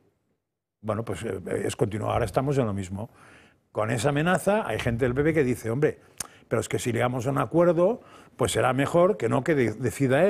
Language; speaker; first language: Spanish; native; Spanish